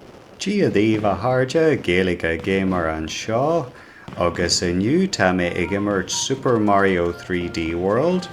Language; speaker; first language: Irish; non-native, local second language; English